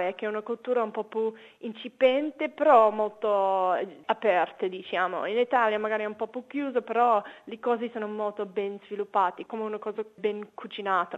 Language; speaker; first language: Italian; non-native, fluent; English